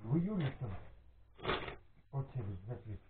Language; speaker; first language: Russian; native; Russian